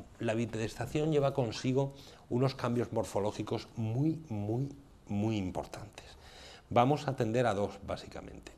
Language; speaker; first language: Spanish; native; Spanish